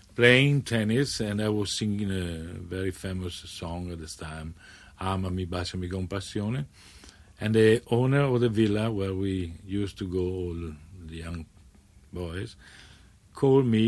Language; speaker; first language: English; non-native, fluent; Italian